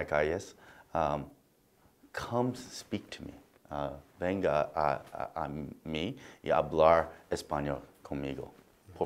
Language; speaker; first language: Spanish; non-native, learner; English